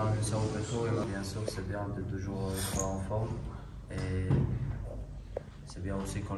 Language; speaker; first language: French; non-native, learner; Georgian